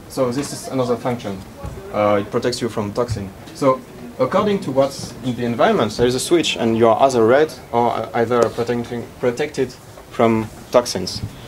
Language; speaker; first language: English; non-native, fluent; French